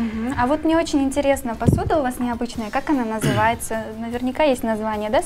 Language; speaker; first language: Russian; non-native, local second language; Kyrgyz